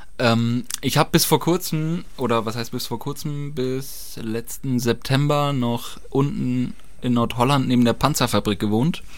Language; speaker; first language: German; native; German